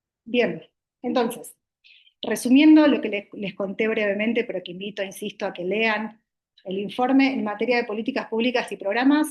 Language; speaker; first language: Spanish; native; Spanish